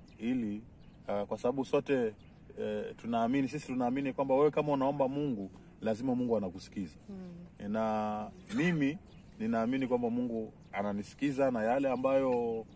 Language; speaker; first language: Swahili; non-native, local second language; Giryama